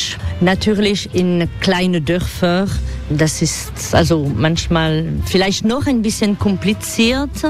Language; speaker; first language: German; non-native, learner; French